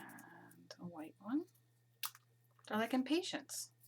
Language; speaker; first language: English; native; English